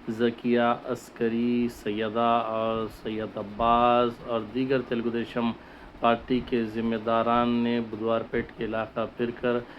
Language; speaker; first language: Urdu; native; Urdu